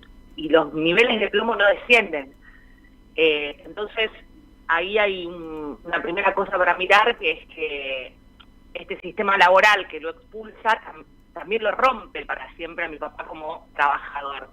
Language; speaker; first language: Spanish; native; Spanish